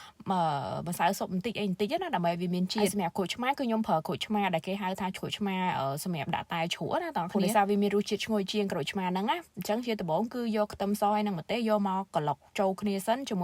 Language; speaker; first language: Khmer; native; Khmer